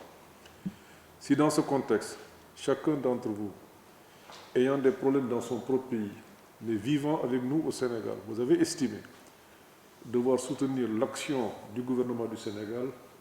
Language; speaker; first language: French; non-native, local second language; Wolof